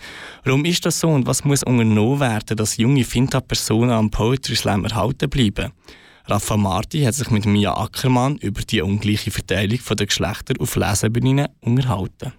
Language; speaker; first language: German; native; German